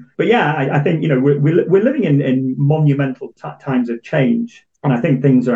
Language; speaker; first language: English; native; English